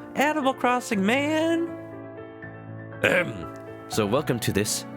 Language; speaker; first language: English; native; English